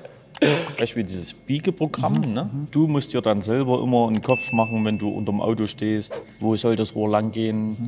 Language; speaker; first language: German; native; German